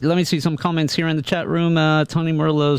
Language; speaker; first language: English; native; English